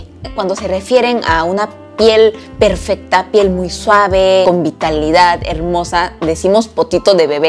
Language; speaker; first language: Spanish; non-native, fluent; Korean